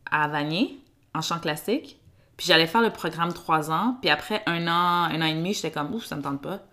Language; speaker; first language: French; early bilingual, other home language; Kinyarwanda